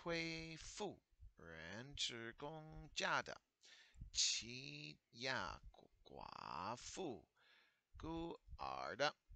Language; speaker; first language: Chinese; non-native, fluent; English